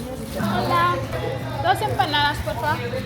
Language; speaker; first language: Spanish; non-native, fluent; English